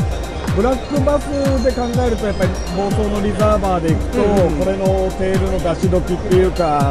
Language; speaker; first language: Japanese; native; Japanese